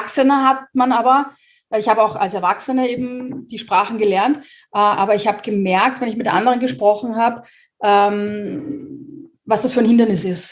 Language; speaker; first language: German; native; German